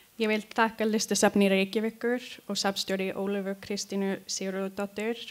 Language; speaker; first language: Icelandic; non-native, learner; English